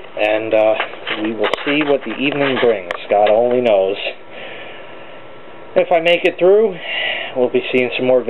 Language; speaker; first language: English; native; English